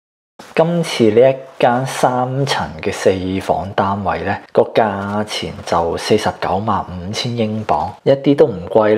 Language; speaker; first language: Cantonese; native; Cantonese